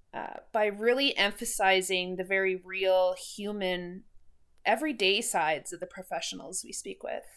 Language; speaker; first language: English; native; English